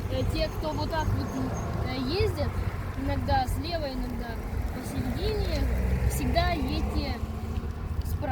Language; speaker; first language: Russian; early bilingual, other home language; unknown